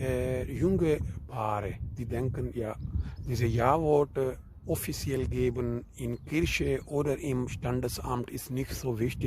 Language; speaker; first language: German; non-native, learner; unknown